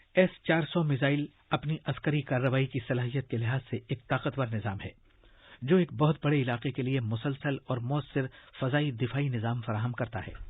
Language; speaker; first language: Urdu; native; Urdu